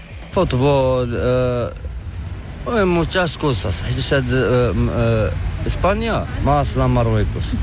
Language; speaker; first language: Spanish; non-native, learner; Arabic